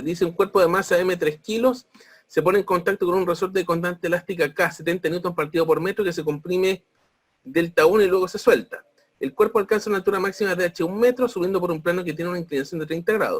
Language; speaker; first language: Spanish; native; Spanish